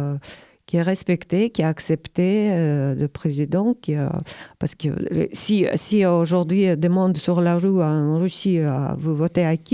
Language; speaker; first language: French; non-native, learner; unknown